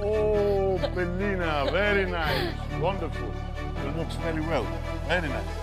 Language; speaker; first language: English; non-native, learner; Italian